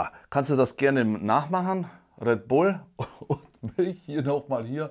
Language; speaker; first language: German; native; German